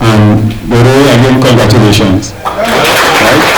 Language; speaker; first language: English; native; English